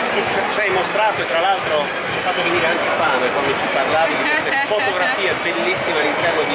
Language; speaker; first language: Italian; native; Italian